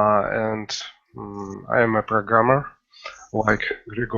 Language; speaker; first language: English; non-native, learner; Russian